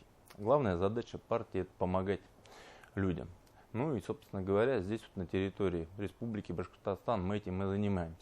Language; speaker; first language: Russian; native; Russian